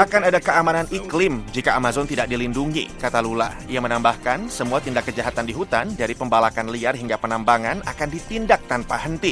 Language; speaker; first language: Indonesian; native; Indonesian